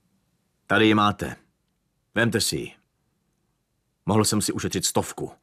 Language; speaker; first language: Czech; native; Czech